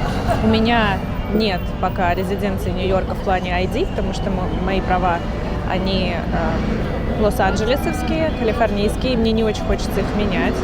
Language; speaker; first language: Russian; native; Russian